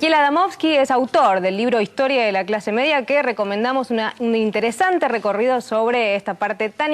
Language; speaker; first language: Spanish; native; Spanish